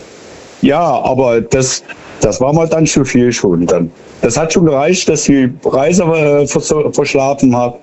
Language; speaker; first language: German; native; German